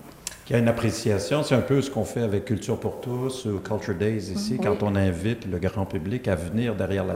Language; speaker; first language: French; native; French